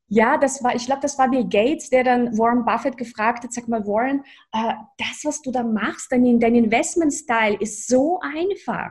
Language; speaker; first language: German; early bilingual, other home language; Russian